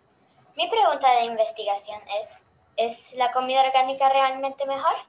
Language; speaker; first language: Spanish; early bilingual, heritage; Spanish